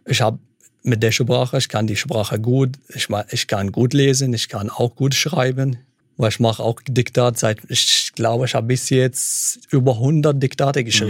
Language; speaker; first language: German; non-native, fluent; Arabic